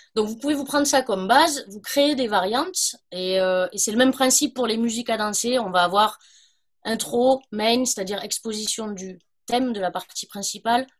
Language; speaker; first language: French; native; French